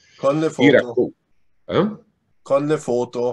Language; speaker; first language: Italian; non-native, fluent; German